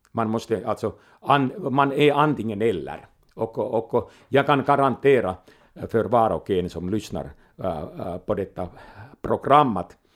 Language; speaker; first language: Swedish; non-native, local second language; Finnish